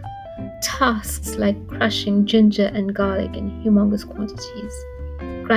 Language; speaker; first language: English; native; English